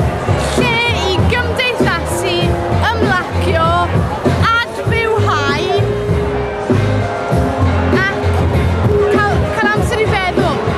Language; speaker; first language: Welsh; native; Welsh